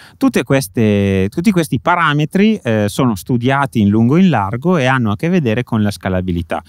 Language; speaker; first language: Italian; native; Italian